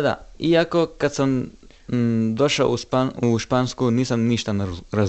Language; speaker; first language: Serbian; non-native, learner; Italian